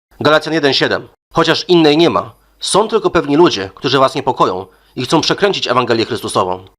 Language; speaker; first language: Polish; native; Polish